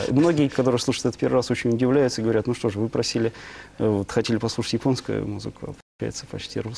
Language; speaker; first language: Russian; native; Russian